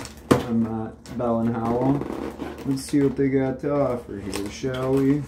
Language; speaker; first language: English; native; English